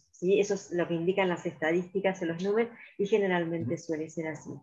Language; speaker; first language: Spanish; native; Spanish